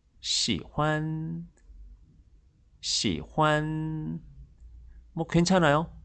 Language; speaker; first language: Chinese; non-native, fluent; Korean